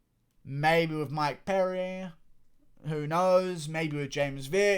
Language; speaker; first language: English; native; English